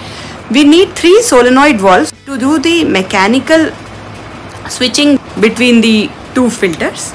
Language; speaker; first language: English; non-native, local second language; Hindi